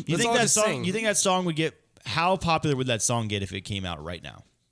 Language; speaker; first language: English; native; English